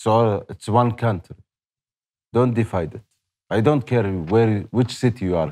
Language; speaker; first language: English; non-native, learner; Arabic